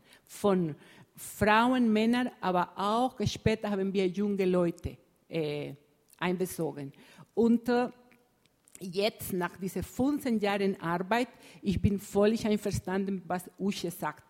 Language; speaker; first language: German; non-native, fluent; Spanish